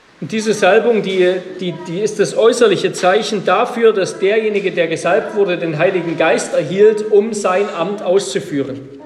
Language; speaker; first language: German; native; German